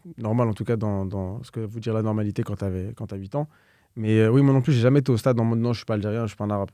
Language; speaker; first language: French; native; French